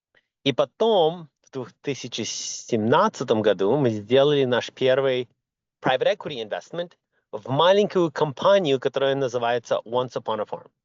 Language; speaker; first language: Russian; early bilingual, other home language; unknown